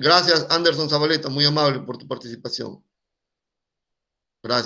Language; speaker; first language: Spanish; native; Spanish